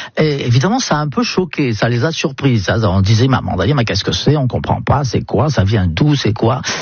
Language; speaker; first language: French; non-native, fluent; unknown